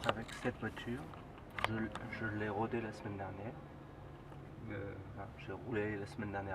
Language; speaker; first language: French; native; French